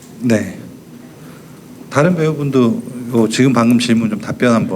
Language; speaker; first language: Korean; native; Korean